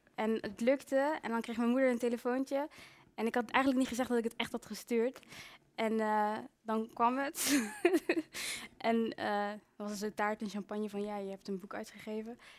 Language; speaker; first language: Dutch; early bilingual, other home language; Kinyarwanda